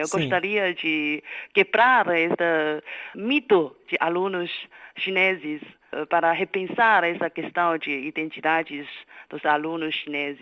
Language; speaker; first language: Portuguese; non-native, fluent; Chinese